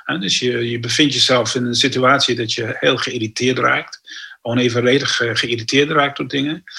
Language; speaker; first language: Dutch; non-native, fluent; English